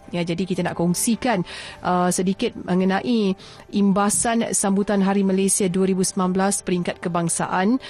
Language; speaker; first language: Malay; native; Malay